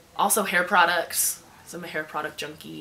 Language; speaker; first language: English; native; English